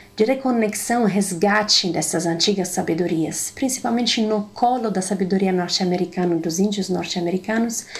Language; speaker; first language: Portuguese; non-native, fluent; Italian